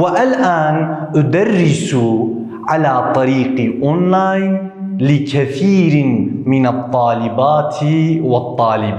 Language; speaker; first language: Arabic; non-native, fluent; Kurdish